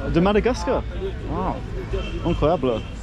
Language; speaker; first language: French; non-native, learner; English